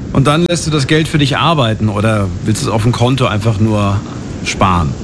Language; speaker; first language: German; native; German